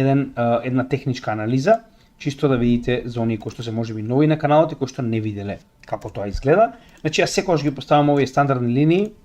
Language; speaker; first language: Macedonian; native; Macedonian